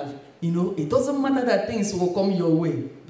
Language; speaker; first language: English; non-native, local second language; Igbo